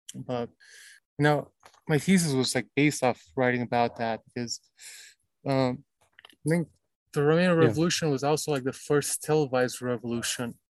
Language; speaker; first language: English; early bilingual, other home language; Romanian